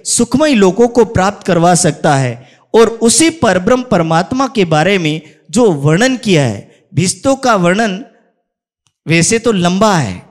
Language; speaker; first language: Hindi; native; Hindi